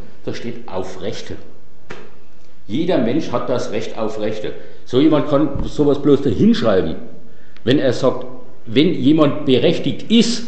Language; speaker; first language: German; native; German